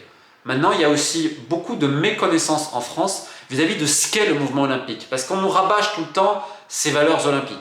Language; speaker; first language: French; native; French